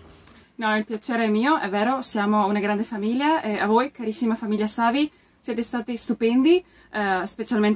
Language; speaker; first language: Italian; non-native, fluent; Spanish